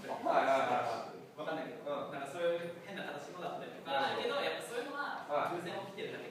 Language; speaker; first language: Japanese; native; Japanese